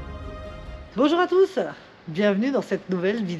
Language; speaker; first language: French; native; French